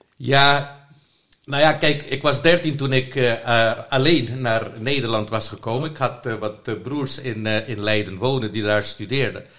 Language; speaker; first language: Dutch; non-native, local second language; Caribbean Hindustani